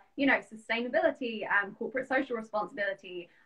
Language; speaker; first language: English; native; English